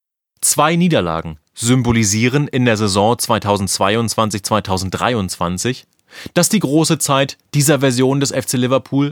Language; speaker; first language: German; native; German